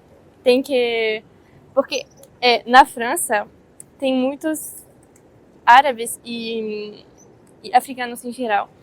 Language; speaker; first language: Portuguese; non-native, fluent; French